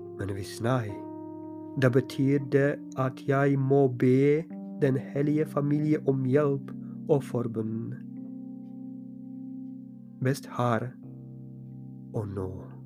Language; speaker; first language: Norwegian; non-native, fluent; Polish